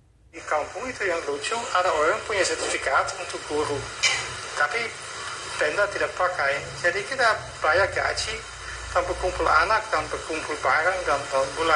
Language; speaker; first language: Indonesian; non-native, fluent; Dutch